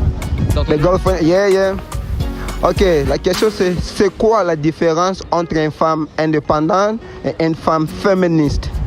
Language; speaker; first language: French; non-native, fluent; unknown